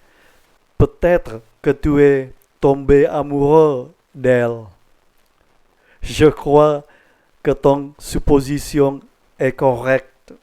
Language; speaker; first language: French; non-native, fluent; Indonesian